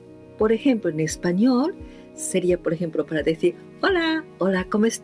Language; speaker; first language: Spanish; non-native, fluent; Japanese